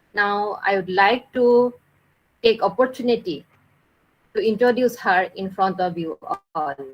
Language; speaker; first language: English; non-native, local second language; Assamese